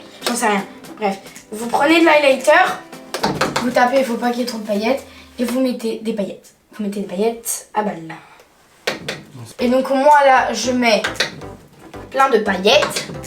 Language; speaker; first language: French; native; French